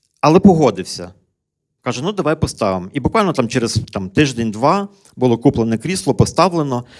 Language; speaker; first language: Ukrainian; native; Ukrainian